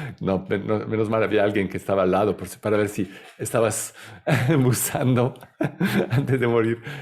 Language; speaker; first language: Spanish; non-native, fluent; Italian